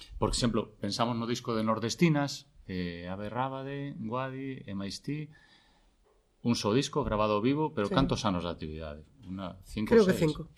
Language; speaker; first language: Galician; native; Galician